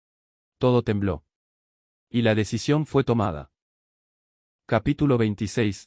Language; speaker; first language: Spanish; native; Spanish